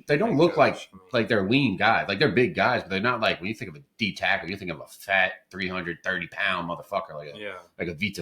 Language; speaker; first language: English; native; English